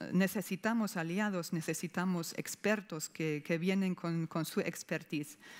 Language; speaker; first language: Spanish; non-native, fluent; German